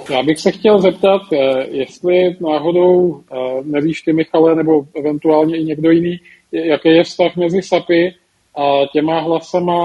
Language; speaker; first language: Czech; native; Czech